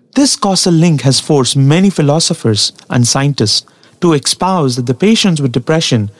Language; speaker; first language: English; non-native, local second language; Tamil